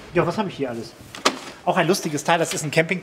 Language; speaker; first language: German; native; German